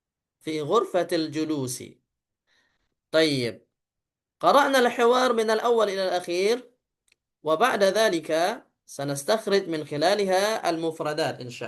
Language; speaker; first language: Arabic; non-native, fluent; Indonesian